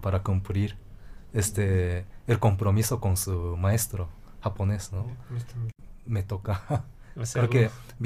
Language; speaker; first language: Spanish; non-native, fluent; Japanese